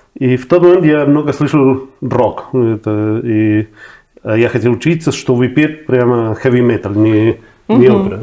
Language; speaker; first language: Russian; non-native, fluent; Spanish